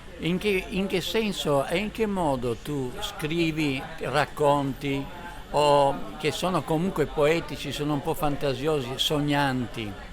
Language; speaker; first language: Italian; native; Italian